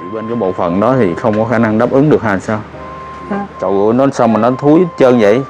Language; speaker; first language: Vietnamese; native; Vietnamese